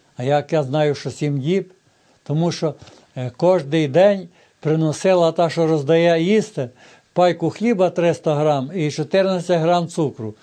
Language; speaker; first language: Ukrainian; native; Ukrainian